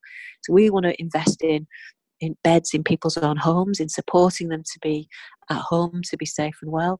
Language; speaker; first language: English; native; English